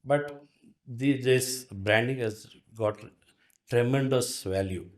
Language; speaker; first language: English; non-native, local second language; Kannada